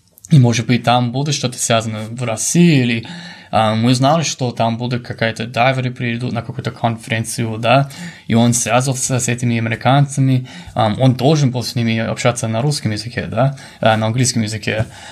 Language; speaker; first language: Russian; non-native, fluent; English